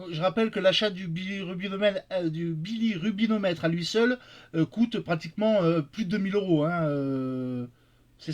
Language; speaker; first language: French; native; French